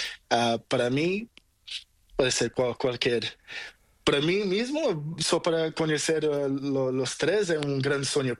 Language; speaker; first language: Spanish; non-native, learner; Portuguese